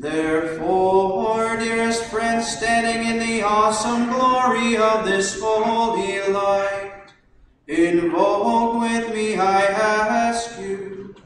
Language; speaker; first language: English; native; English